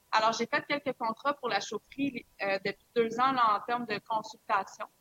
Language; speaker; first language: French; native; French